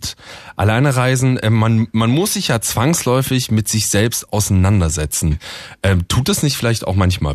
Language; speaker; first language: German; native; German